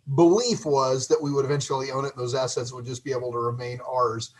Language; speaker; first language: English; native; English